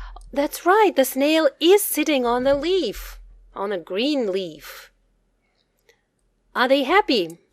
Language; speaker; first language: English; non-native, fluent; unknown